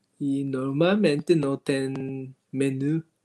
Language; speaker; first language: Portuguese; non-native, learner; Japanese